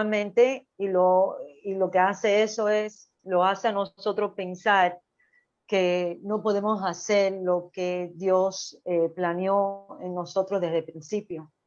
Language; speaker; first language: Spanish; early bilingual, heritage; Spanish